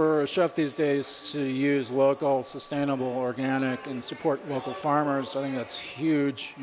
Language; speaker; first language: English; native; English